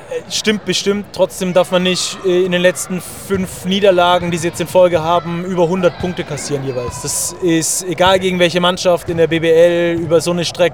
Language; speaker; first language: German; native; German